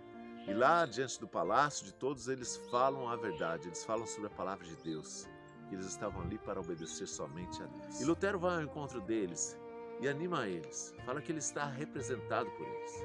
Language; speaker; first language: Portuguese; native; Portuguese